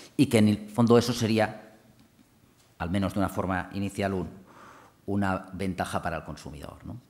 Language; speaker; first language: Spanish; non-native, local second language; Catalan